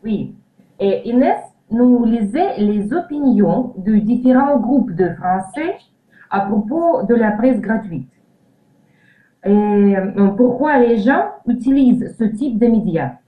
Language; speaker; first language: French; non-native, learner; Russian